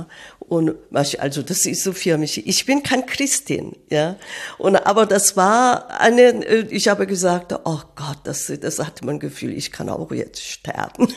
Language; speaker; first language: German; non-native, fluent; Korean